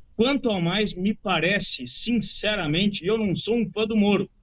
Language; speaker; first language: Portuguese; native; Portuguese